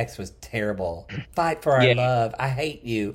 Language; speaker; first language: English; native; English